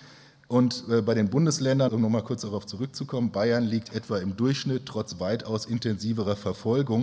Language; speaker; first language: German; native; German